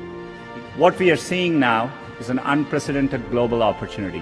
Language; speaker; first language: English; non-native, local second language; Tamil